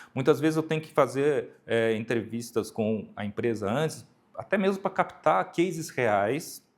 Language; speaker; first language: Portuguese; early bilingual, other home language; Japanese